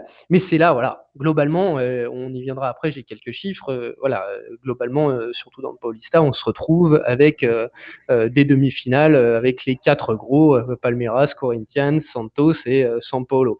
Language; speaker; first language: French; native; French